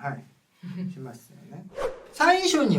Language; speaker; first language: Japanese; non-native, fluent; Korean